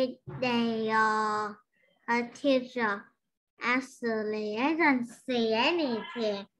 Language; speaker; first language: English; non-native, learner; Vietnamese